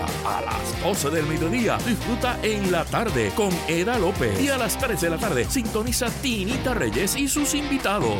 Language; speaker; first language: Spanish; native; Spanish